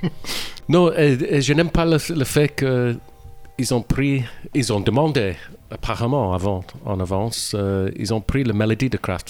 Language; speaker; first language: French; non-native, learner; English